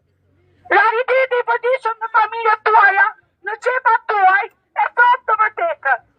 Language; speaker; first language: Albanian; native; Albanian